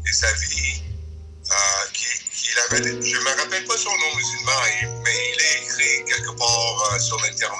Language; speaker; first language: French; early bilingual, other home language; English